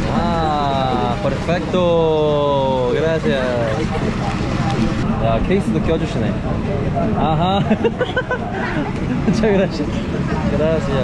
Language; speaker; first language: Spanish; non-native, learner; Korean